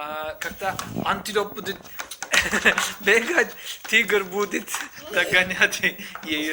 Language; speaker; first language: Russian; non-native, learner; Turkish